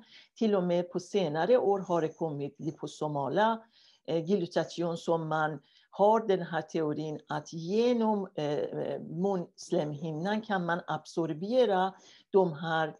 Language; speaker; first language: Swedish; non-native, fluent; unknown